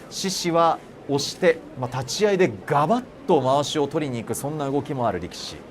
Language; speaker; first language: Japanese; native; Japanese